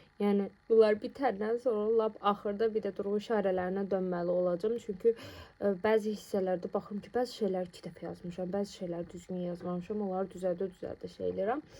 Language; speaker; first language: Azerbaijani; non-native, local second language; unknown